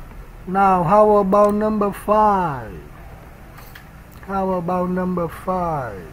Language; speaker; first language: English; non-native, learner; Vietnamese